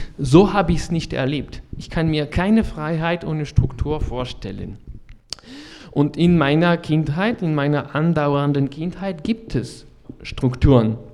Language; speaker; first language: German; non-native, fluent; French